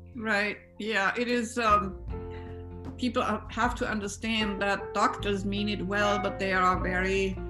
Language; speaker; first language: English; non-native, fluent; German